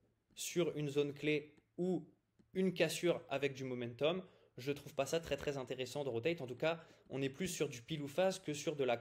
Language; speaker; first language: French; native; French